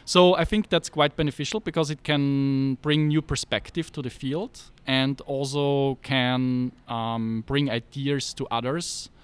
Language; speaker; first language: English; non-native, fluent; German